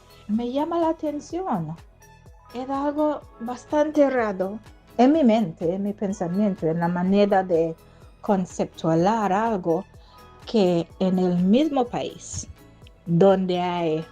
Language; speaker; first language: Spanish; non-native, fluent; English